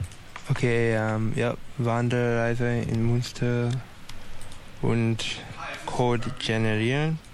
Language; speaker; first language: German; non-native, learner; English